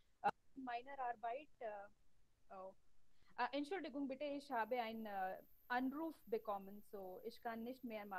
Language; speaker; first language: German; non-native, learner; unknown